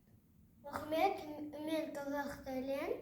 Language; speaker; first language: Kazakh; non-native, learner; Russian